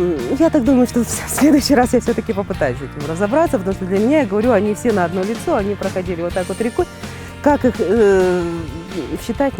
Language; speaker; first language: Russian; native; Russian